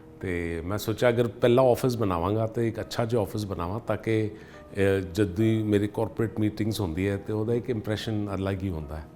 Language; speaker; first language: Punjabi; early bilingual, heritage; Punjabi